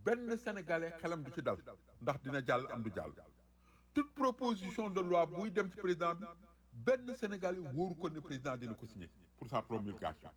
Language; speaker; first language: French; non-native, local second language; Wolof